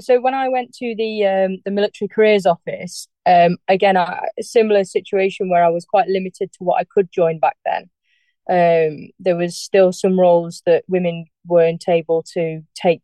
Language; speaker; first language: English; native; English